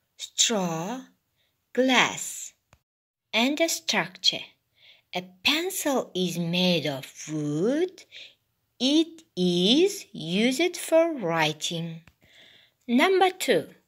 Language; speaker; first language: English; non-native, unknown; Kazakh